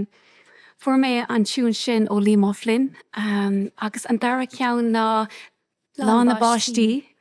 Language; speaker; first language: Irish; non-native, local second language; English